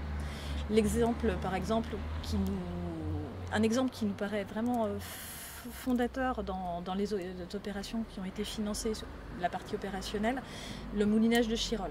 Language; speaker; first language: French; native; French